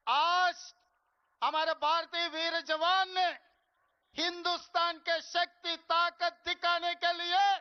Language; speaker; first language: Hindi; non-native, local second language; Telugu